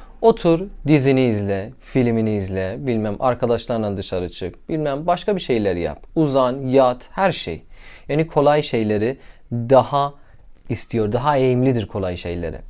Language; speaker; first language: Turkish; non-native, learner; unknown